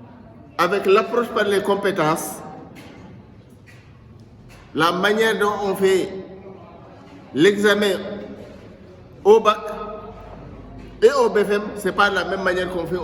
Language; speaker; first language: French; non-native, local second language; Wolof